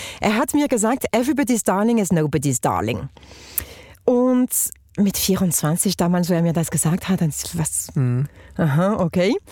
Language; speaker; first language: German; non-native, fluent; French